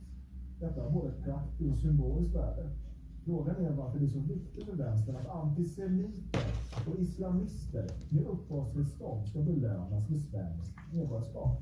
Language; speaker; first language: Swedish; native; Swedish